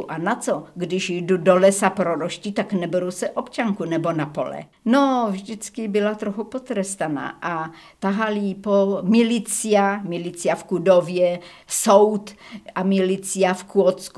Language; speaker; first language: Czech; early bilingual, heritage; Czech